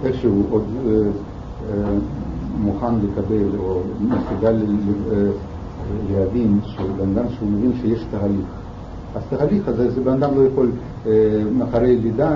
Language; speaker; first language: Hebrew; non-native, fluent; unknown